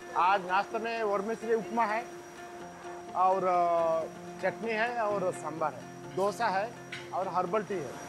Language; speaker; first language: Hindi; non-native, local second language; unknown